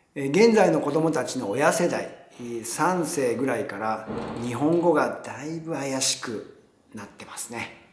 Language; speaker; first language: Japanese; native; Japanese